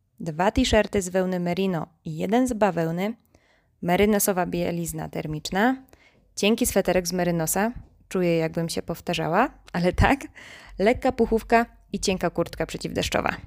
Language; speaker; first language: Polish; native; Polish